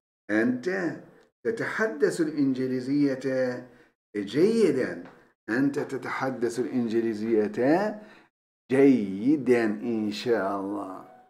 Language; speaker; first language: Arabic; non-native, fluent; Turkish